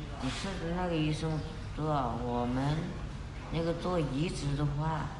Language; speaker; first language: Chinese; non-native, local second language; Uyghur